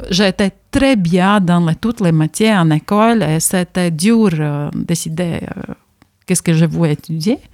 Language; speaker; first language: French; non-native, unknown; Latvian